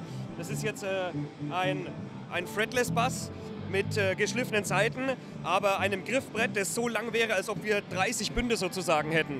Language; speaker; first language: German; native; German